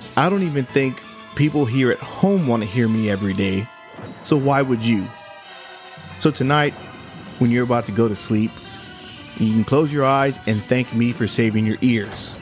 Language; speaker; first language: English; native; English